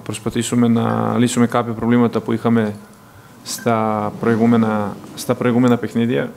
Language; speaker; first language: Greek; non-native, fluent; Serbian